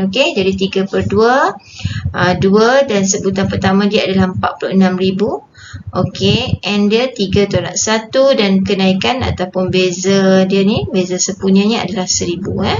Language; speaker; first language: Malay; native; Malay